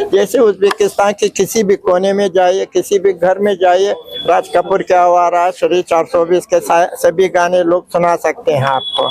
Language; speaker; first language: Hindi; non-native, fluent; Uzbek